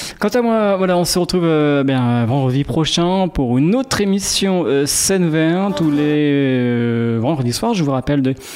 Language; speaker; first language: French; native; French